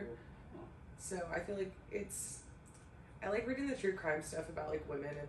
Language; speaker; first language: English; native; English